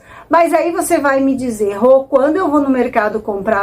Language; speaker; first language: Portuguese; native; Portuguese